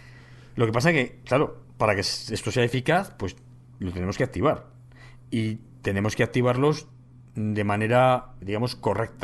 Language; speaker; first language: Spanish; native; Spanish